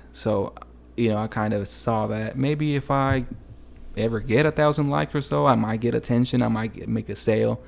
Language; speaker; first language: English; early bilingual, other home language; Spanish